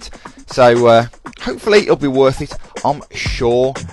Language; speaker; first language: English; native; English